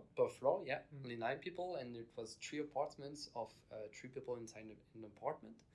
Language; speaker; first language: English; non-native, fluent; French